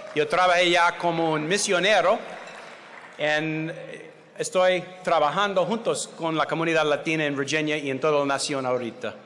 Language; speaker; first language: Spanish; non-native, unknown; English